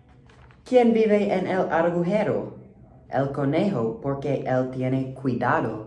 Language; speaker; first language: Spanish; non-native, learner; English